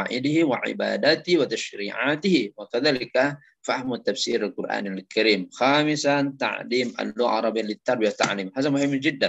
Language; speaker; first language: Arabic; non-native, fluent; Indonesian